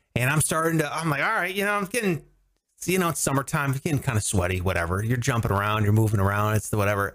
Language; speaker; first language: English; native; English